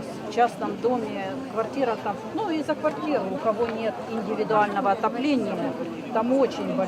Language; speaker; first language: Russian; native; Russian